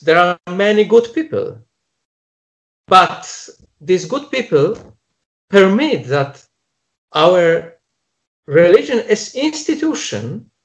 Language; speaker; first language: English; non-native, fluent; Polish